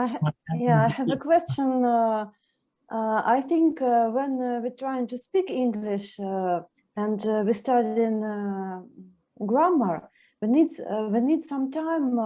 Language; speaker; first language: English; non-native, learner; Russian